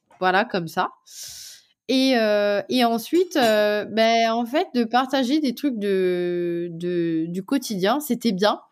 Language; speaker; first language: French; non-native, local second language; Morisyen